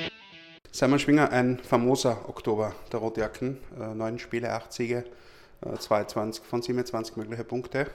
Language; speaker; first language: German; native; German